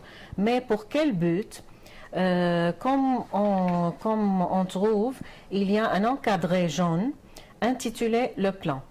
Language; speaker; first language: French; non-native, fluent; Arabic